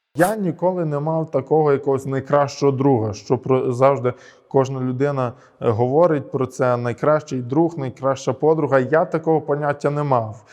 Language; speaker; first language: Ukrainian; early bilingual, heritage; Ukrainian